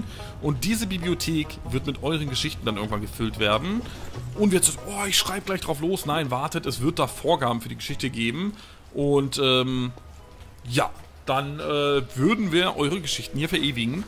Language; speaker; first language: German; native; German